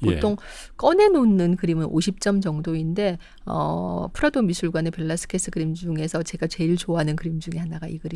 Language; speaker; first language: Korean; native; Korean